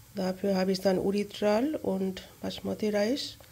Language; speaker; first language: German; non-native, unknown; Bangla